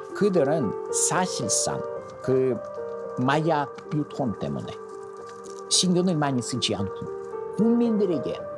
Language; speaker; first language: Korean; non-native, fluent; Russian